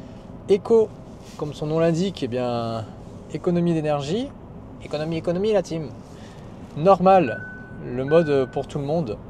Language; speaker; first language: French; native; French